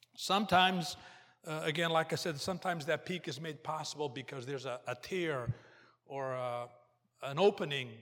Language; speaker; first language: English; early bilingual, other home language; Portuguese